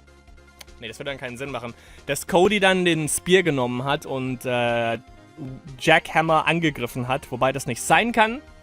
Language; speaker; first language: German; native; German